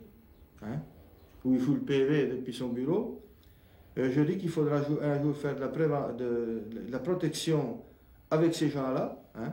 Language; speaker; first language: French; native; French